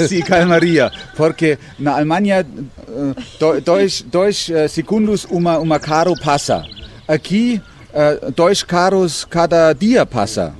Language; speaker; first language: Portuguese; non-native, learner; German